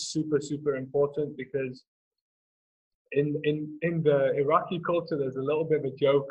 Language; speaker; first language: English; native; English